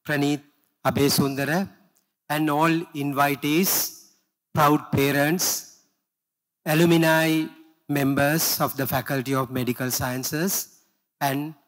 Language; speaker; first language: English; non-native, local second language; Sinhala